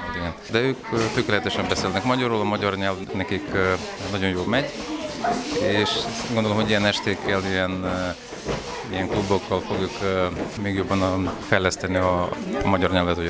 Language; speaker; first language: Hungarian; non-native, learner; Ukrainian